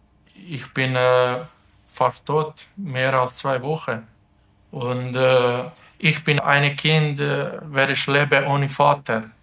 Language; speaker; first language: German; non-native, learner; Turkish